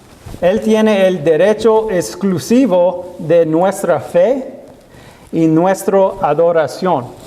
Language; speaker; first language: Spanish; non-native, learner; English